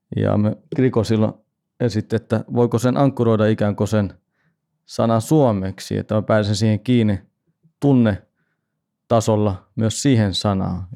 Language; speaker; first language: Finnish; non-native, local second language; Swedish